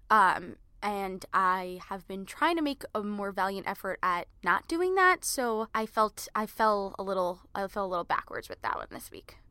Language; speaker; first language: English; native; English